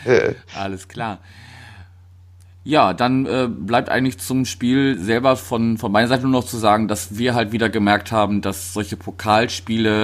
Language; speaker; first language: German; native; German